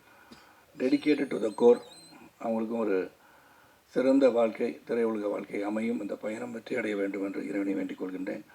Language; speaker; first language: Tamil; native; Tamil